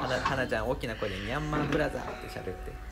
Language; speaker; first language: Japanese; native; Japanese